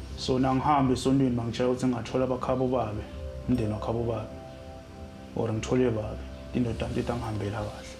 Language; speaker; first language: Zulu; non-native, local second language; Swati